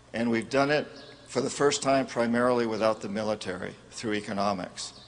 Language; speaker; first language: English; native; English